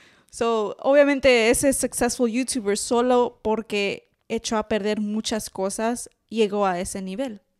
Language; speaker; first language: Spanish; early bilingual, heritage; Spanish